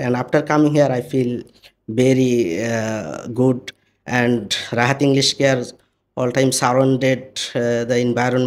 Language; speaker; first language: English; non-native, learner; Bangla